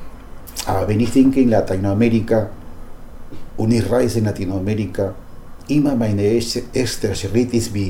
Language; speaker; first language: German; non-native, fluent; Spanish